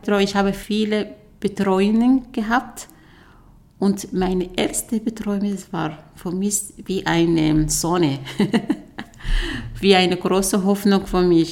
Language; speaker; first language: German; non-native, learner; Arabic